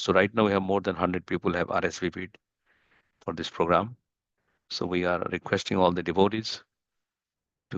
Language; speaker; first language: English; non-native, fluent; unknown